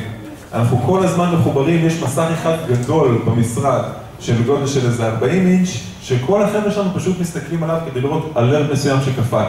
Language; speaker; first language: Hebrew; native; Hebrew